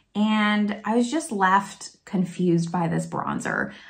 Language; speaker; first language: English; native; English